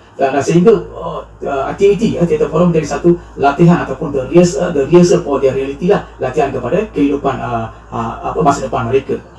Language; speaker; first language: Malay; non-native, local second language; Tamil